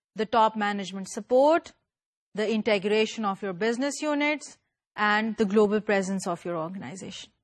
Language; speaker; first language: English; non-native, local second language; Urdu